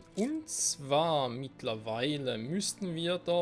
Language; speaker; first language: German; native; German